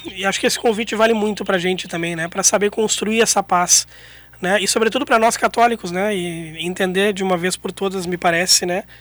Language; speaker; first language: Portuguese; native; Portuguese